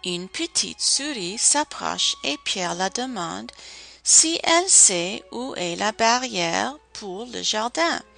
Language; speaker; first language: French; non-native, fluent; English